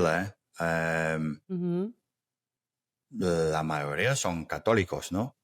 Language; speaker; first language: Spanish; non-native, learner; English